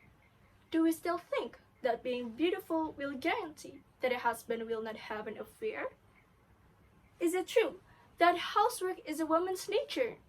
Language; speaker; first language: English; non-native, learner; Indonesian